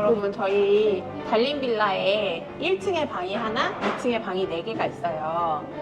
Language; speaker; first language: Korean; native; Korean